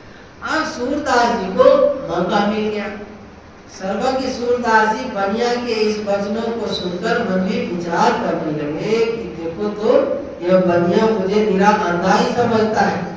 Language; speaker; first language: Hindi; native; Hindi